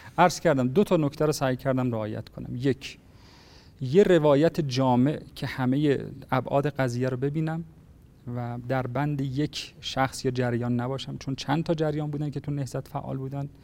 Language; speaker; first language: Persian; native; Persian